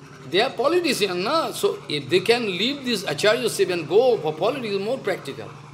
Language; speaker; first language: English; non-native, local second language; Bangla